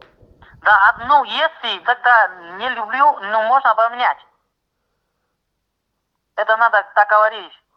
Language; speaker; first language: Russian; non-native, learner; Chinese